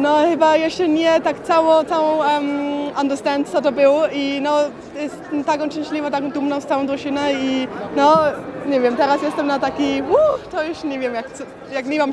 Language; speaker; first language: Polish; early bilingual, heritage; Polish